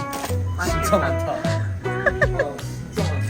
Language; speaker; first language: Korean; native; Korean